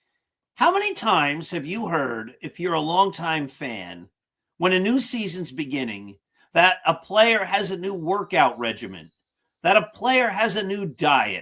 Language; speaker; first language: English; native; English